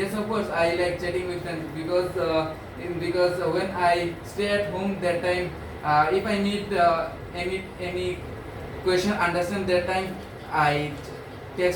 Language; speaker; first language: English; non-native, learner; Bangla